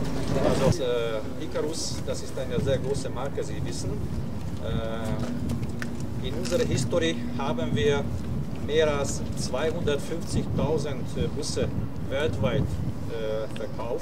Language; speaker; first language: German; non-native, learner; Hungarian